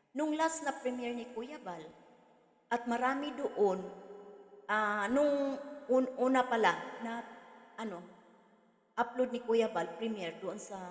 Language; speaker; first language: Filipino; non-native, local second language; Cebuano